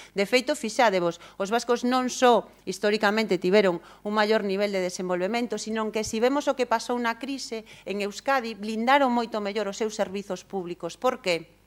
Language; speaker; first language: Galician; non-native, local second language; Spanish